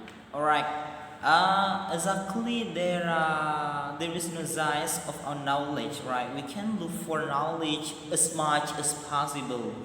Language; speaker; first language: English; non-native, learner; Madurese